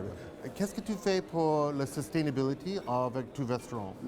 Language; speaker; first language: French; non-native, learner; English